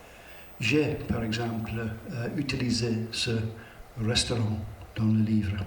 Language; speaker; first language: French; non-native, learner; English